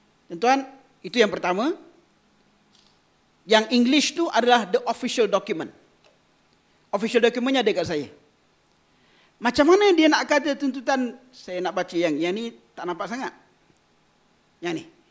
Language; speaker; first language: Malay; native; Malay